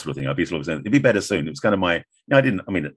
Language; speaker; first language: English; native; English